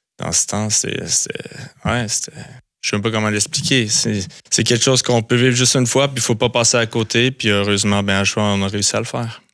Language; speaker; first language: French; native; French